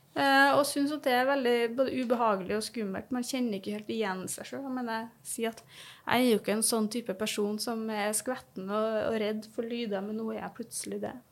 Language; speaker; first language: Norwegian; native; Norwegian